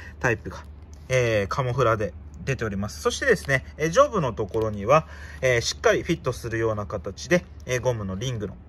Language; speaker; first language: Japanese; native; Japanese